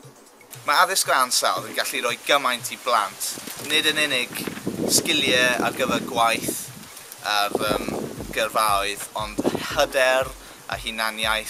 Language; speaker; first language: Welsh; non-native, local second language; English